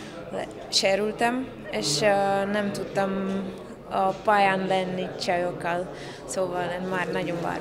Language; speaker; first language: Hungarian; non-native, fluent; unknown